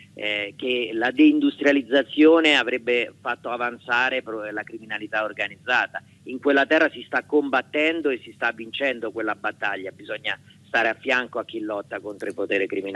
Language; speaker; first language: Italian; native; Italian